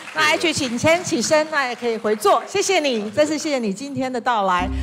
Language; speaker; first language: Chinese; native; Chinese